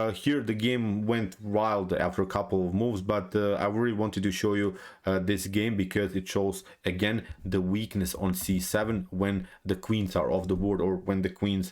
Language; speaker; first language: English; non-native, fluent; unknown